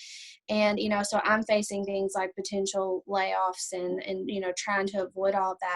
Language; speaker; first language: English; native; English